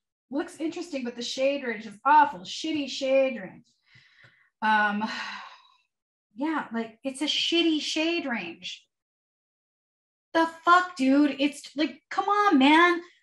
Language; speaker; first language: English; native; English